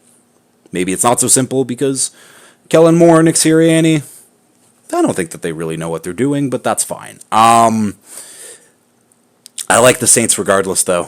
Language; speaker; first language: English; native; English